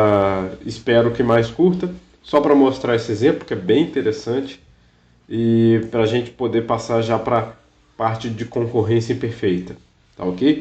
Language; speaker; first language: Portuguese; native; Portuguese